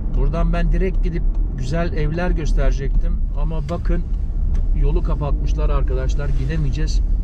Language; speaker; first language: Turkish; early bilingual, heritage; Turkish